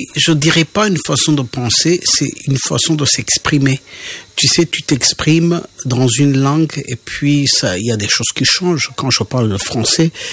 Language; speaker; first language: French; non-native, local second language; Kinyarwanda